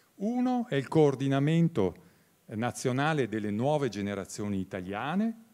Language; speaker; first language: Italian; native; Italian